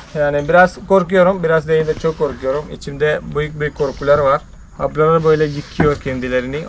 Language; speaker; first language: Turkish; non-native, fluent; Malayalam